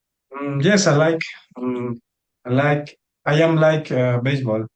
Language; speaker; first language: English; non-native, learner; Spanish